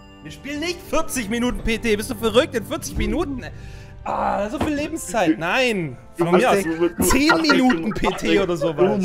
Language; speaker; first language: German; native; German